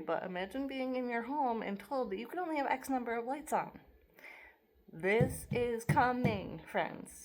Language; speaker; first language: English; native; English